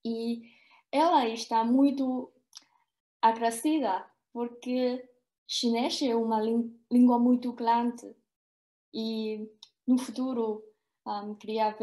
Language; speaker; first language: Portuguese; non-native, fluent; Chinese